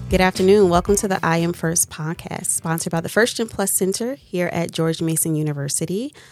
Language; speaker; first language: English; native; English